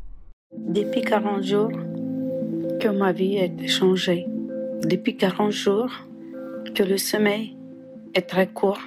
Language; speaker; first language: French; non-native, fluent; Ukrainian